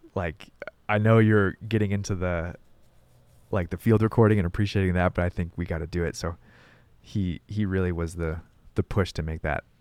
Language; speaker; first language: English; native; English